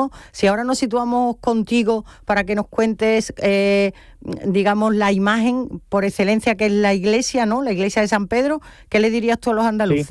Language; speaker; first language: Spanish; native; Spanish